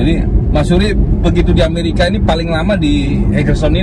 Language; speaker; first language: Indonesian; native; Indonesian